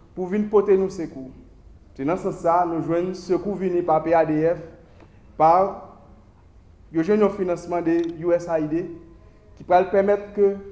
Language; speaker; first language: Haitian Creole; native; Haitian Creole